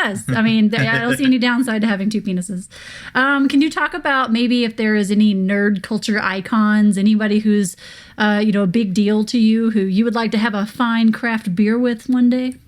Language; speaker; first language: English; native; English